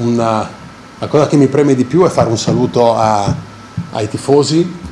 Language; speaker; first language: Italian; native; Italian